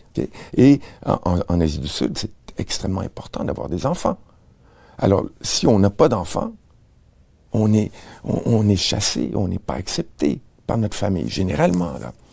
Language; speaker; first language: French; native; French